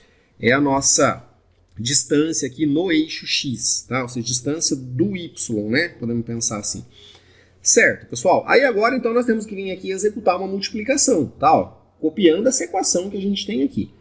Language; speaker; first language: Portuguese; native; Portuguese